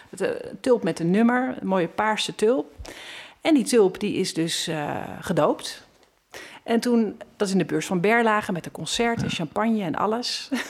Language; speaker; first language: Dutch; native; Dutch